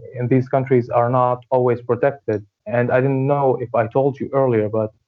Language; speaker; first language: English; non-native, fluent; Arabic